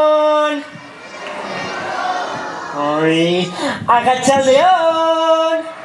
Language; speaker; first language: Basque; native; Basque